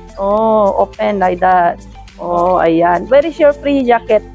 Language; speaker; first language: English; non-native, local second language; Filipino